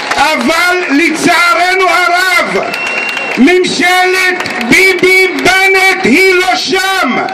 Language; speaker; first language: Hebrew; non-native, local second language; Arabic